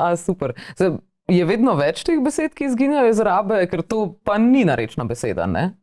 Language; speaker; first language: Slovenian; native; Slovenian